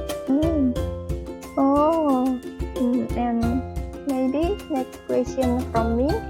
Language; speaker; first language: English; non-native, learner; Indonesian